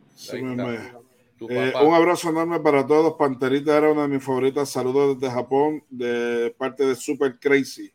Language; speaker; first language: Spanish; native; Spanish